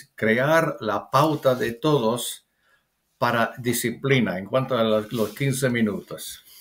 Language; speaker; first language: Spanish; non-native, fluent; English